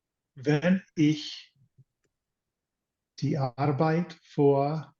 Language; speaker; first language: German; non-native, learner; English